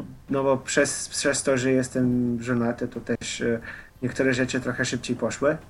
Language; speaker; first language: Polish; non-native, fluent; Slovenian